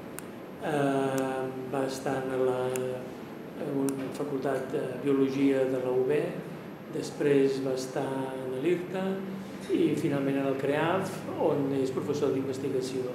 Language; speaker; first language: Catalan; native; Catalan